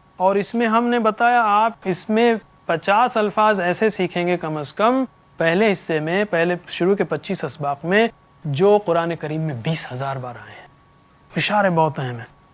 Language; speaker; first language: Urdu; native; Urdu